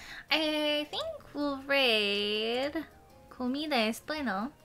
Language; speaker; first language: English; native; English